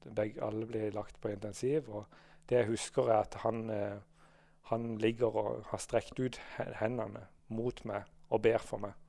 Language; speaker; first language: Norwegian; native; Norwegian